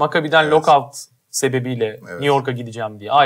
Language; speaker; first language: Turkish; native; Turkish